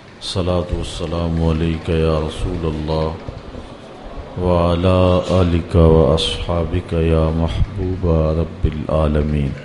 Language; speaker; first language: Urdu; native; Urdu